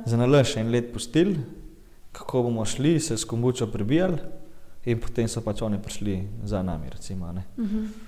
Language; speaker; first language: Slovenian; early bilingual, other home language; Bosnian